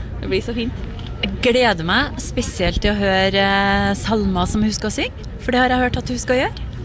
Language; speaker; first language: Norwegian; native; Norwegian